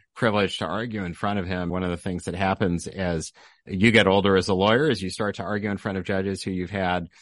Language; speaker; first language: English; native; English